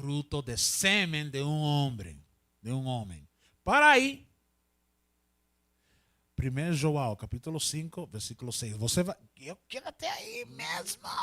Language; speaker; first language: Portuguese; non-native, learner; Spanish